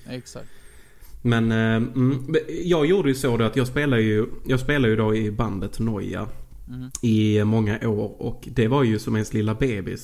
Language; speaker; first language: Swedish; native; Swedish